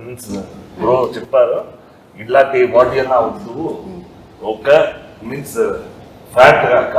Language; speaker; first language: Telugu; non-native, learner; Tamil